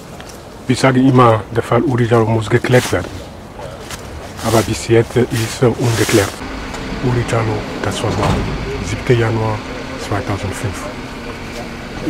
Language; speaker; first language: German; non-native, learner; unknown